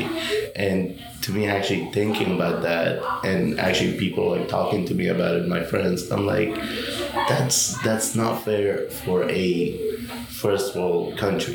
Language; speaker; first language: English; non-native, fluent; Persian